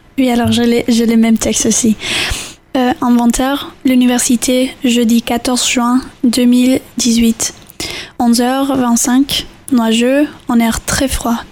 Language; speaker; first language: French; non-native, learner; Spanish